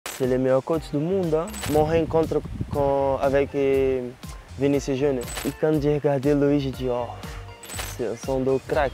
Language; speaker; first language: French; non-native, learner; Portuguese